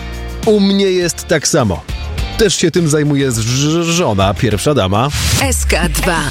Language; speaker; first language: Polish; native; Polish